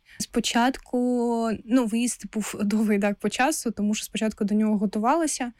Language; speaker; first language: Ukrainian; non-native, local second language; Russian